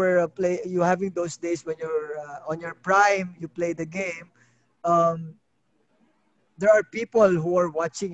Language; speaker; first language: English; non-native, local second language; Filipino